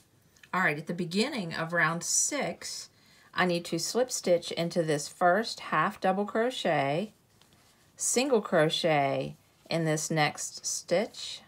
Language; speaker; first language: English; native; English